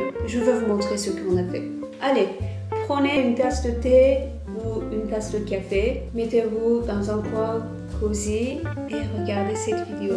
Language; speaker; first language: French; non-native, fluent; Turkish